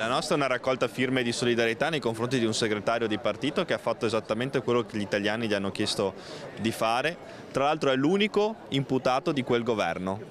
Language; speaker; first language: Italian; native; Italian